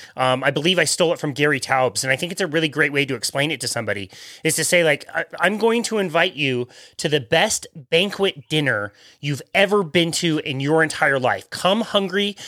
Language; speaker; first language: English; native; English